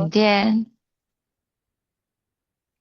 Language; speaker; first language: Chinese; non-native, learner; Indonesian